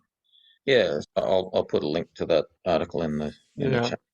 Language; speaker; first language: English; native; English